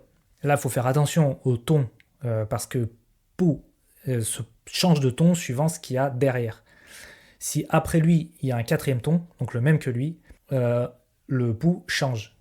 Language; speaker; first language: French; native; French